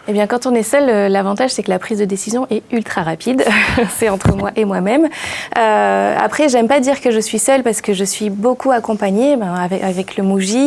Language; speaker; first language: French; native; French